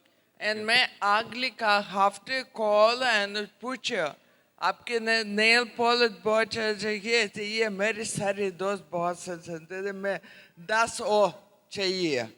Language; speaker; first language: Hindi; non-native, learner; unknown